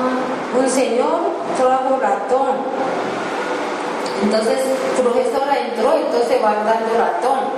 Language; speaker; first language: Spanish; non-native, learner; Japanese